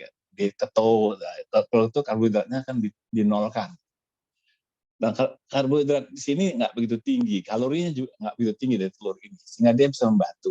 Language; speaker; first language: Malay; native; Malay